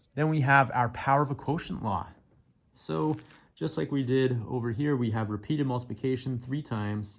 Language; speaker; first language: English; native; English